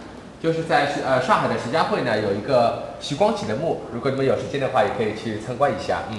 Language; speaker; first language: Chinese; native; Chinese